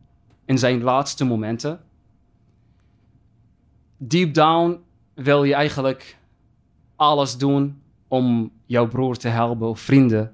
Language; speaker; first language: Dutch; non-native, fluent; Arabic